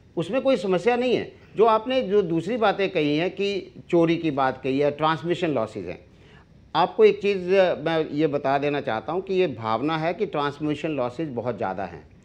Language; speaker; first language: Hindi; native; Hindi